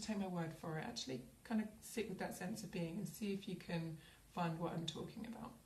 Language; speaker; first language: English; native; English